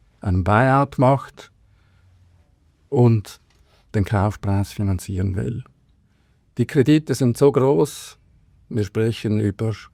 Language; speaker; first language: German; native; German